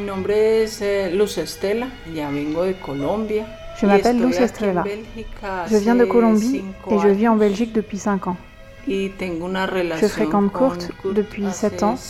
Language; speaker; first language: French; non-native, fluent; Spanish